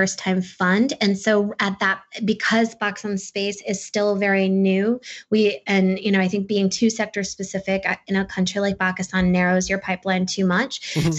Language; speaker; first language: English; non-native, local second language; Urdu